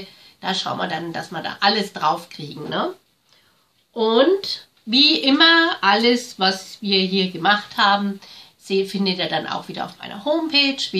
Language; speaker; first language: German; native; German